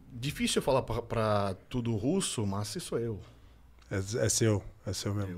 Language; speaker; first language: Portuguese; non-native, learner; Russian